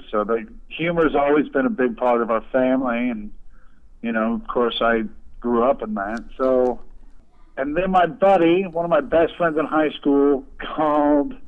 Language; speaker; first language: English; native; English